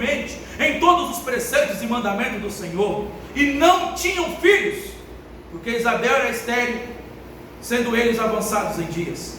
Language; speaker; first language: Portuguese; native; Portuguese